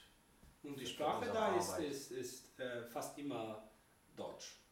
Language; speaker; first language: German; non-native, learner; Polish